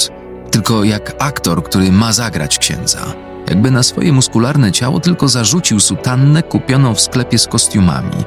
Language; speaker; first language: Polish; native; Polish